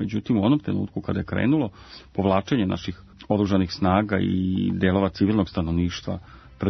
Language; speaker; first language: Croatian; native; Croatian